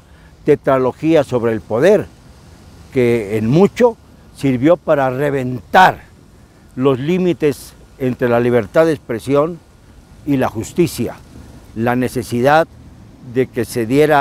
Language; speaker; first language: Spanish; native; Spanish